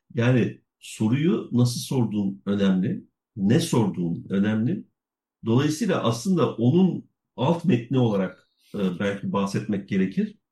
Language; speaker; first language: Turkish; native; Turkish